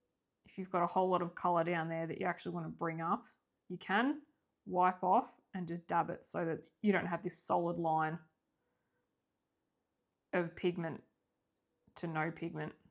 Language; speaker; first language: English; native; English